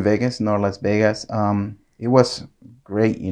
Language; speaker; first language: English; non-native, fluent; Spanish